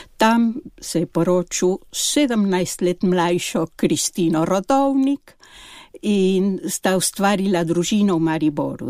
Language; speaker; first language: Slovenian; early bilingual, heritage; Slovenian